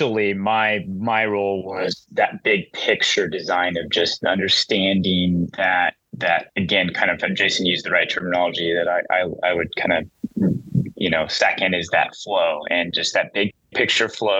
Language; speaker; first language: English; native; English